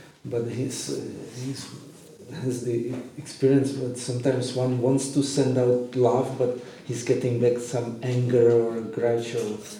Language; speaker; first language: English; non-native, fluent; Czech